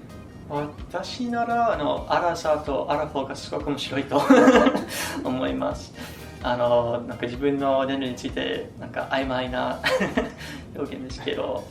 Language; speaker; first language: Japanese; non-native, fluent; English